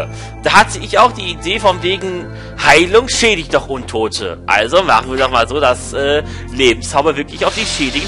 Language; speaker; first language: German; native; German